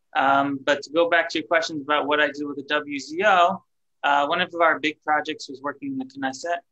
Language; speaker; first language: English; native; English